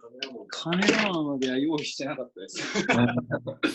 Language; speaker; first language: Japanese; native; Japanese